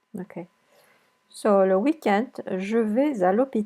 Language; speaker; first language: French; non-native, fluent; English